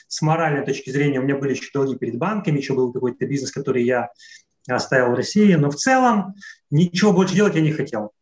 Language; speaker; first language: Russian; native; Russian